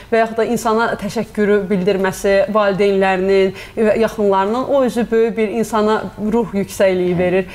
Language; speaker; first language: Azerbaijani; native; Azerbaijani